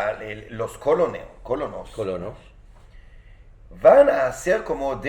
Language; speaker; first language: Spanish; non-native, fluent; Hebrew